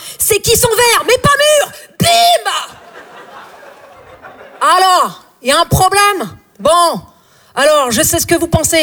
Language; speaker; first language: French; native; French